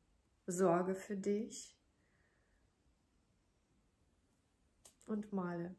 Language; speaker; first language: German; non-native, fluent; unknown